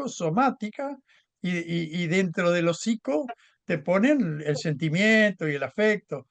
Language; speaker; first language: Spanish; native; Spanish